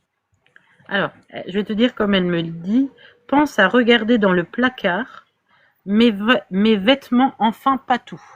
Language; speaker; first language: French; native; French